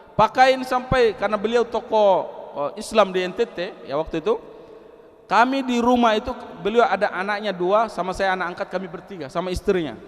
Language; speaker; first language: Indonesian; non-native, local second language; Tetum